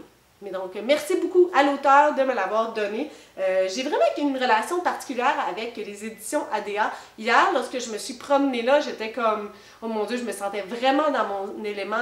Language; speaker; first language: French; native; French